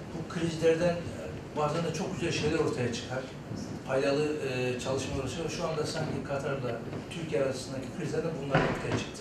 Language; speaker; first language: Turkish; non-native, fluent; Arabic